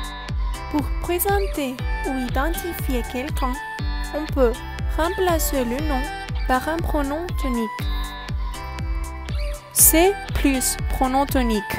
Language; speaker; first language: French; non-native, learner; Spanish